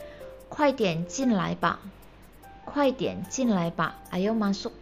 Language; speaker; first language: Chinese; non-native, fluent; Indonesian